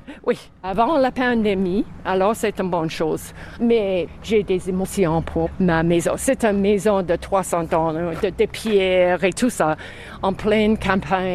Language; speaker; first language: French; non-native, fluent; English